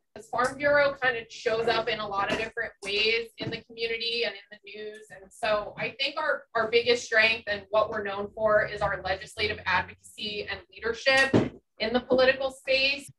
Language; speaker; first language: English; native; English